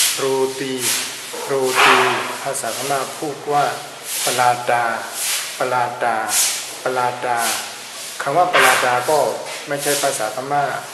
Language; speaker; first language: Thai; non-native, fluent; Burmese